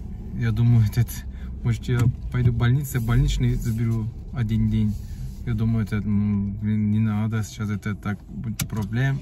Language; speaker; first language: Russian; non-native, learner; Turkish